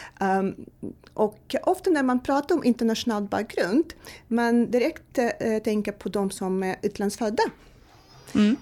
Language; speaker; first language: Swedish; non-native, fluent; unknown